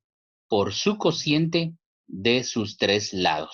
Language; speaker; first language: Spanish; native; Spanish